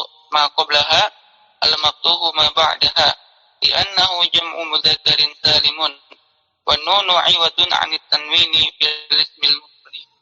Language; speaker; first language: Arabic; non-native, learner; Indonesian